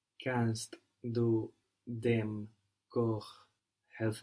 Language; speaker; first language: German; non-native, learner; English